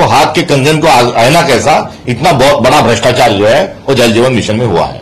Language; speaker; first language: Hindi; non-native, local second language; Marathi